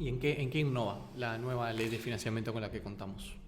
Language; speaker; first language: Spanish; native; Spanish